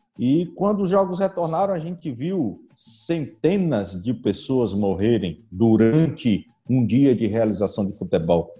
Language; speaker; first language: Portuguese; native; Portuguese